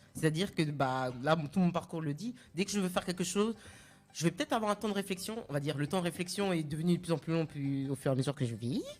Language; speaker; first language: French; non-native, local second language; Malagasy